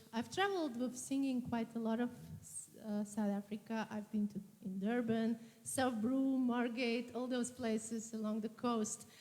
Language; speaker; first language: English; non-native, fluent; Latvian